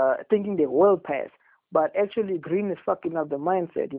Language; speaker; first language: English; non-native, local second language; Afrikaans